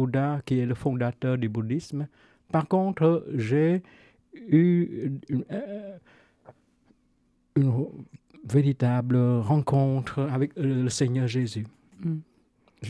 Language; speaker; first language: French; non-native, fluent; Vietnamese